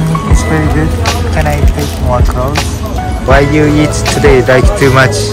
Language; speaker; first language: English; non-native, learner; Japanese